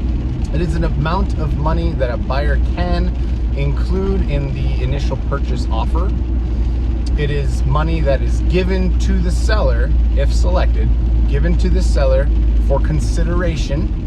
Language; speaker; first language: English; native; English